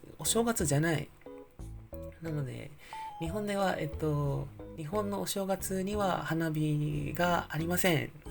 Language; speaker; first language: Japanese; non-native, fluent; Indonesian